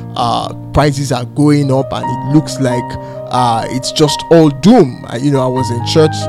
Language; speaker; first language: English; non-native, local second language; Yoruba